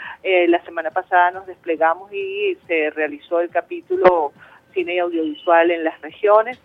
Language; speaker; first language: Spanish; native; Spanish